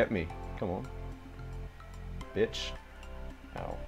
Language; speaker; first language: English; native; English